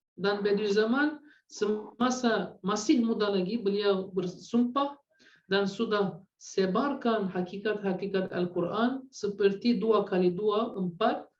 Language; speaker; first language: Malay; non-native, fluent; Turkish